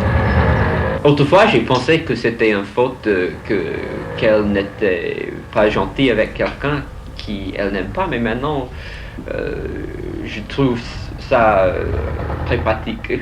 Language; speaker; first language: French; non-native, learner; English